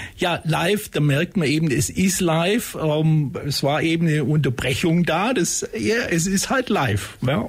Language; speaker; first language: German; native; German